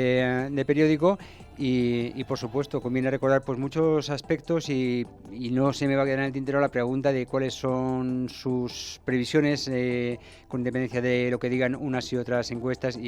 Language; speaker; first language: Spanish; native; Spanish